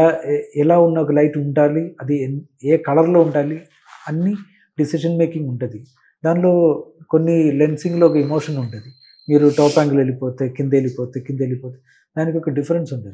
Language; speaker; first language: Telugu; non-native, learner; Malayalam